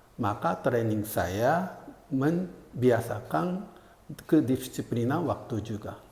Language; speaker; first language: Indonesian; non-native, fluent; Japanese